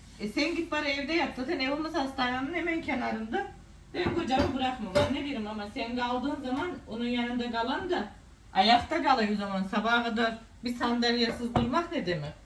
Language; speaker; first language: Turkish; native; Turkish